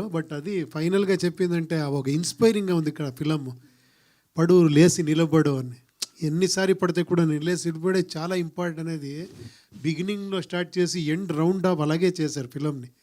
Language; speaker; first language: Telugu; non-native, fluent; Kannada